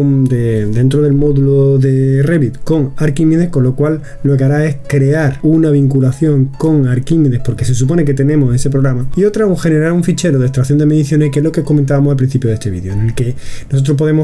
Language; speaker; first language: Spanish; native; Spanish